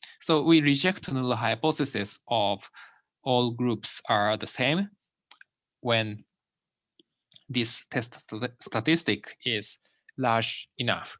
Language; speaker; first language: English; non-native, fluent; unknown